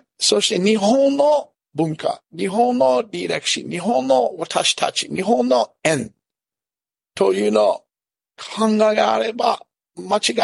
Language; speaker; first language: Japanese; non-native, fluent; English